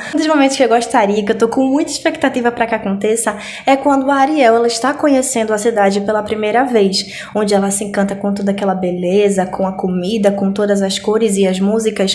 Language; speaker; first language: Portuguese; native; Portuguese